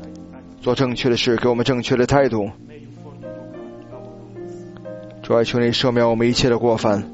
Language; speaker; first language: Chinese; native; Chinese